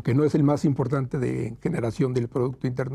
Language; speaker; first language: Spanish; native; Spanish